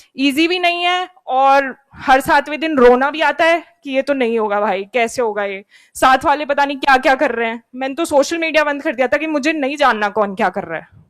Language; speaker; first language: Hindi; native; Hindi